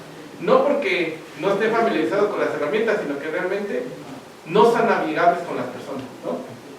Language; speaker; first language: Spanish; native; Spanish